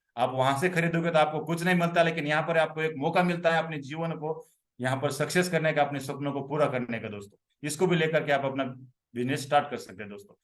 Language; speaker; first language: Hindi; non-native, local second language; Marathi